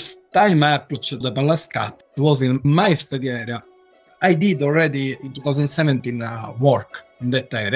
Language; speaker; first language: English; non-native, learner; Italian